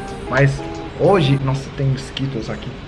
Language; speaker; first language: Portuguese; non-native, learner; English